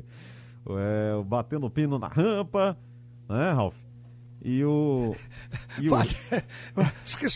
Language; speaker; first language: Portuguese; native; Portuguese